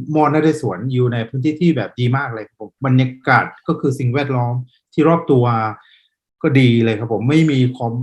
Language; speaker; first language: Thai; non-native, fluent; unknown